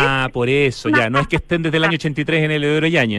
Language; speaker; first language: Spanish; native; Spanish